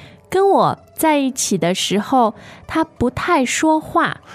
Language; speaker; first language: Chinese; native; Chinese